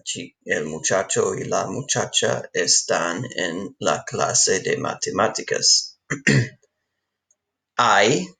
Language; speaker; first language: Spanish; non-native, fluent; English